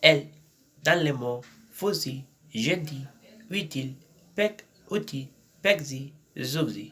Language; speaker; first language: French; non-native, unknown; Spanish